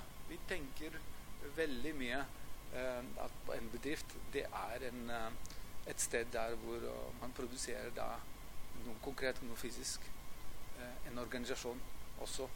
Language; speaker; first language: Norwegian; non-native, fluent; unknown